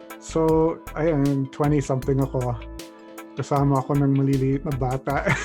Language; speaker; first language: Filipino; non-native, fluent; English